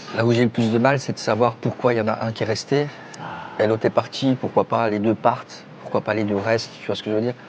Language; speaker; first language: French; native; French